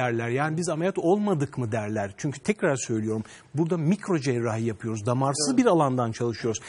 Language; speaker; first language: Turkish; native; Turkish